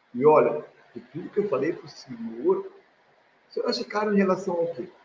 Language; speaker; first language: Portuguese; native; Portuguese